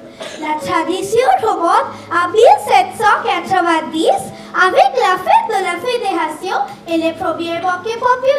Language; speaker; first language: French; non-native, learner; Bangla